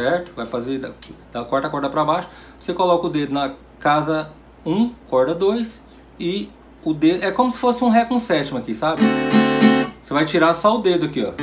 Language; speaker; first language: Portuguese; native; Portuguese